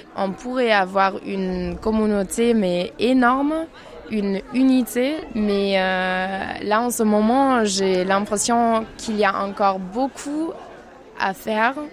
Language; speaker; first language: French; non-native, fluent; German